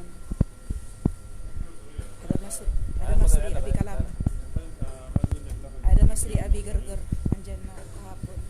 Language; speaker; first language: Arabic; non-native, learner; Filipino